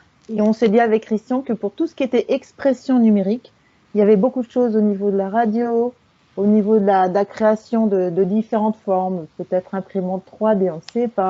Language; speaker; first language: French; native; French